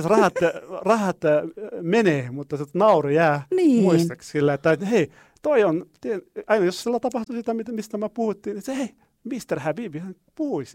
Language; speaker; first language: Finnish; non-native, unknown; Arabic